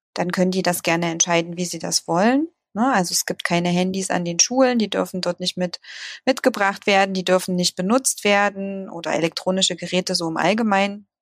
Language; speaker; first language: German; native; German